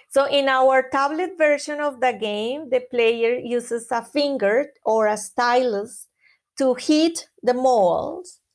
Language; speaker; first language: English; non-native, fluent; Spanish